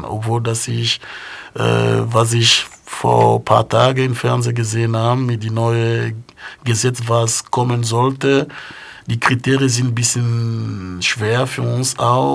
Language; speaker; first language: German; non-native, fluent; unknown